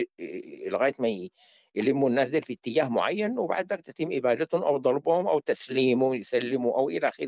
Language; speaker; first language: Arabic; native; Arabic